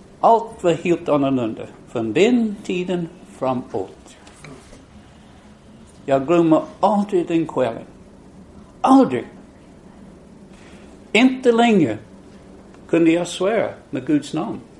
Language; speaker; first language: Swedish; non-native, fluent; English